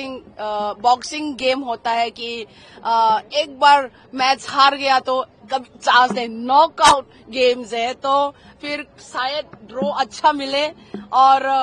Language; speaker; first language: Hindi; non-native, local second language; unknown